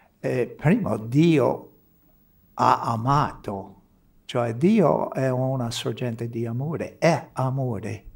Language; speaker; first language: Italian; non-native, fluent; English